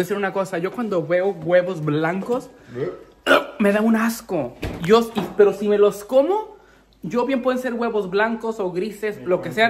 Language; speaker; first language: Spanish; native; Spanish